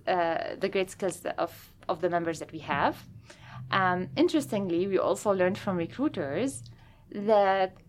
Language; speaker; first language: English; non-native, fluent; Arabic